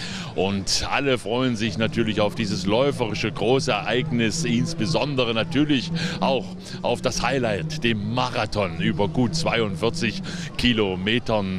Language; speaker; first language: German; native; German